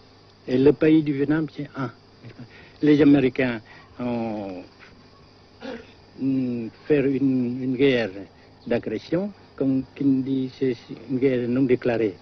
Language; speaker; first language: French; non-native, fluent; Vietnamese